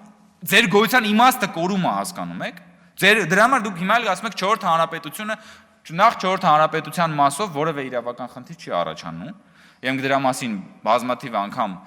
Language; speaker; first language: Armenian; native; Armenian